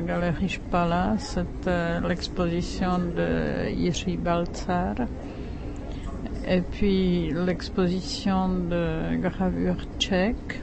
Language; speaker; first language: French; non-native, fluent; Czech